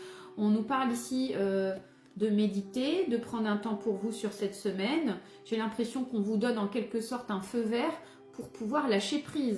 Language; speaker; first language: French; native; French